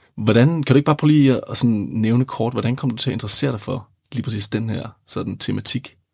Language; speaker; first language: Danish; native; Danish